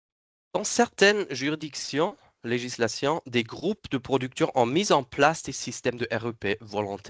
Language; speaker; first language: French; non-native, fluent; German